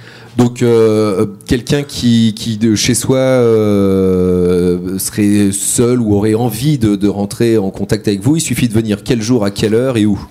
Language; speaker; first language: French; native; French